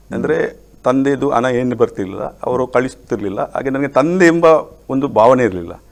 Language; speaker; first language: Kannada; non-native, local second language; Konkani